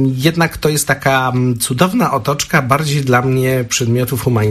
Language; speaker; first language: Polish; native; Polish